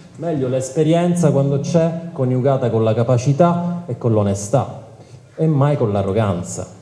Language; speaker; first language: Italian; native; Italian